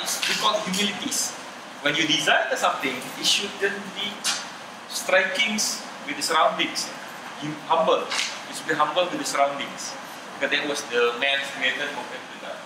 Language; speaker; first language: English; non-native, fluent; Indonesian